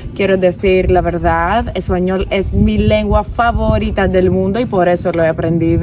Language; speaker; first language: Spanish; non-native, learner; Greek